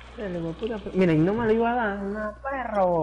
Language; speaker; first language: Spanish; native; Spanish